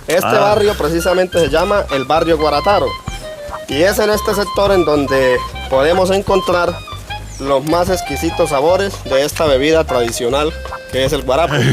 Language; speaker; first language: Spanish; native; Spanish